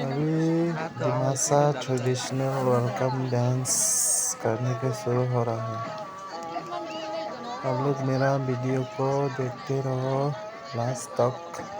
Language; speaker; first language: Hindi; non-native, local second language; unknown